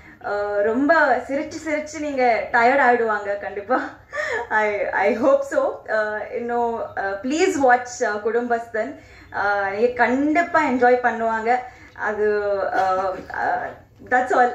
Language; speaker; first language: Tamil; non-native, learner; Telugu